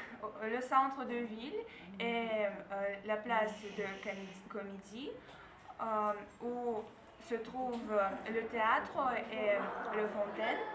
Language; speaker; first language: French; non-native, learner; Russian